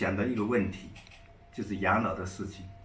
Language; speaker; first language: Chinese; native; Chinese